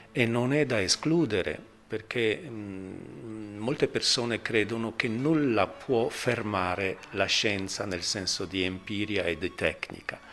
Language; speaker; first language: Italian; non-native, fluent; Polish